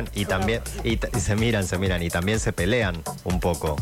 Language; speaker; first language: Spanish; native; Spanish